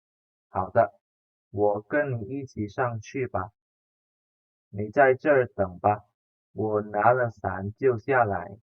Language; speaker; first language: Chinese; non-native, fluent; Indonesian